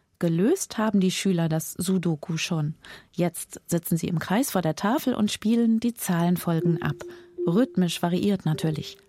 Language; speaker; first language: German; native; German